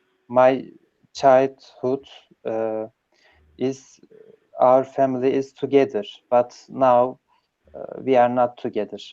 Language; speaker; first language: English; non-native, learner; Turkish